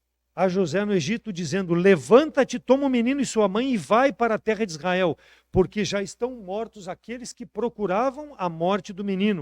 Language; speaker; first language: Portuguese; native; Portuguese